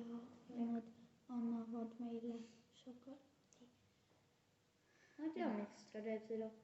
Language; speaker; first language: Estonian; early bilingual, heritage; Estonian